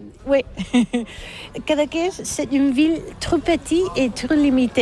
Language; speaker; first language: French; non-native, learner; Catalan